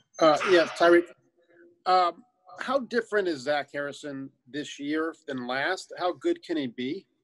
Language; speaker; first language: English; native; English